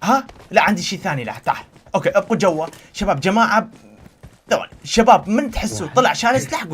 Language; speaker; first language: Arabic; native; Arabic